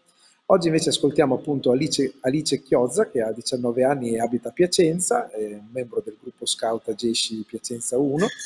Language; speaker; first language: Italian; native; Italian